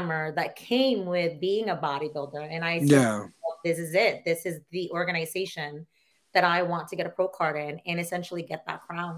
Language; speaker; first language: English; non-native, local second language; Filipino